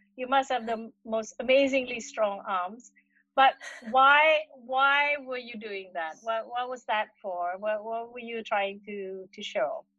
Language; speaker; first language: English; non-native, local second language; Malay